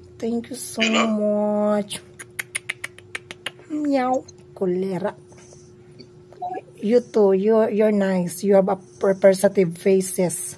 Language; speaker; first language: English; non-native, learner; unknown